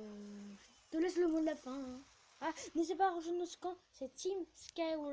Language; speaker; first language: French; native; French